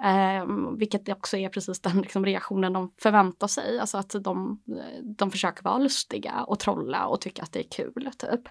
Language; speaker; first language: Swedish; native; Swedish